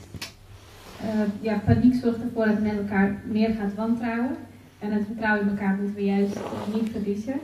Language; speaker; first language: Dutch; early bilingual, other home language; Arabic